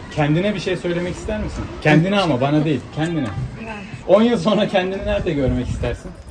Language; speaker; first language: Turkish; native; Turkish